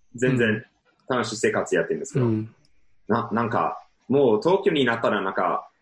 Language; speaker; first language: Japanese; non-native, fluent; English